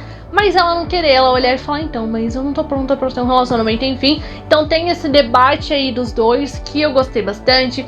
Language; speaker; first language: Portuguese; native; Portuguese